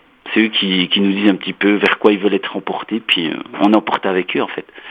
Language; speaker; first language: French; native; French